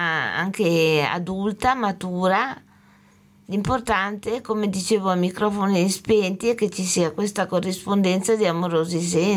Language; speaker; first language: Italian; native; Italian